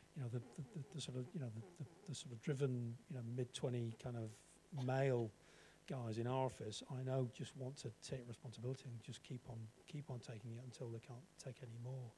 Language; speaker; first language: English; native; English